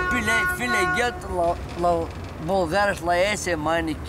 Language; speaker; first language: German; non-native, learner; Bulgarian